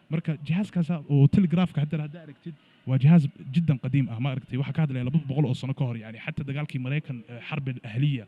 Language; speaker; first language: Somali; early bilingual, heritage; Somali